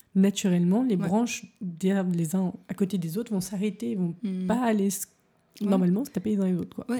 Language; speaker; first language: French; native; French